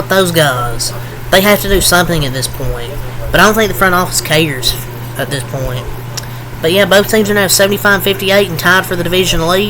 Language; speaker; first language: English; native; English